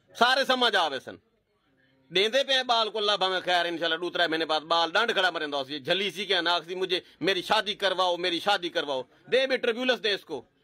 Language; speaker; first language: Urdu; non-native, local second language; Punjabi